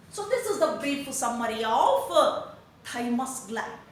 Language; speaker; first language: English; non-native, local second language; Kannada